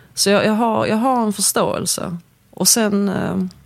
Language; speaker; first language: Swedish; early bilingual, other home language; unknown